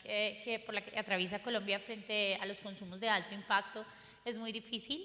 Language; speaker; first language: Spanish; native; Spanish